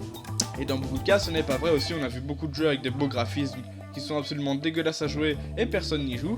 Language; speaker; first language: French; native; French